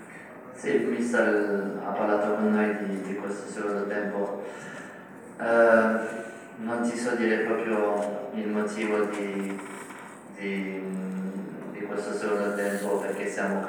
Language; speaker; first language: Italian; non-native, fluent; French